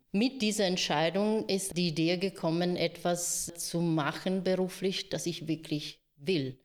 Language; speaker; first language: German; non-native, fluent; Italian